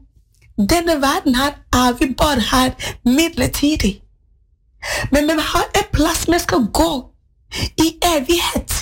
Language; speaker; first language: Norwegian; non-native, fluent; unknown